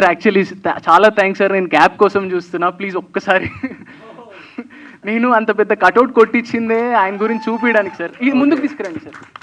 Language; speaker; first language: Telugu; native; Telugu